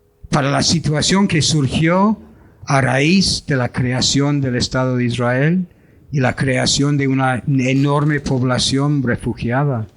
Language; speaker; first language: Spanish; non-native, fluent; English